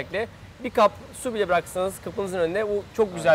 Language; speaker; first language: Turkish; native; Turkish